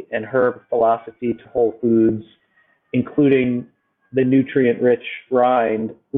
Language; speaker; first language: English; native; English